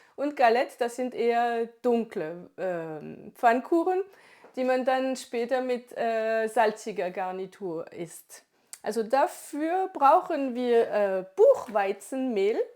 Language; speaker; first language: German; non-native, local second language; Swiss German